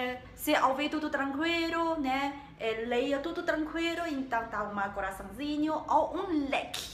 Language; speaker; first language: Portuguese; non-native, learner; Chinese